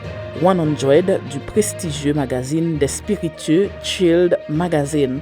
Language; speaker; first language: French; non-native, local second language; Haitian Creole